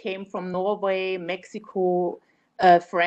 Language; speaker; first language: English; non-native, fluent; German